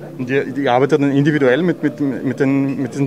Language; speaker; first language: German; native; German